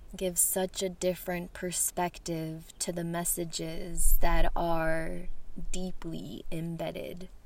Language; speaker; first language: English; early bilingual, other home language; Spanish